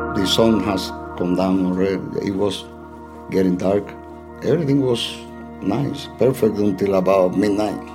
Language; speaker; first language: English; non-native, fluent; Spanish